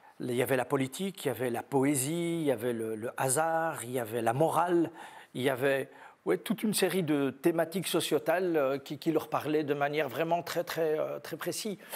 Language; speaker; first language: French; native; French